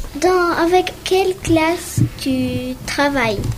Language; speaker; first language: French; non-native, learner; Spanish